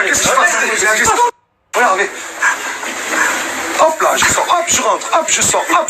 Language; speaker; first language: French; native; French